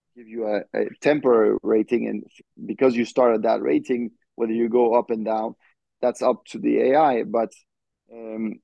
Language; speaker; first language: English; non-native, fluent; French